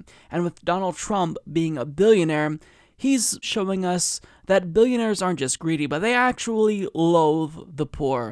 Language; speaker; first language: English; native; English